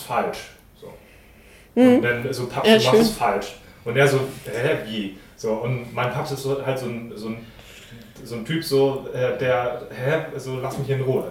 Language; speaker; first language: German; native; German